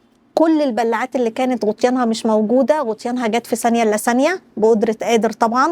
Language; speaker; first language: Arabic; native; Arabic